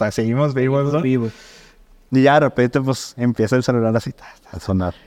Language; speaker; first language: Spanish; native; Spanish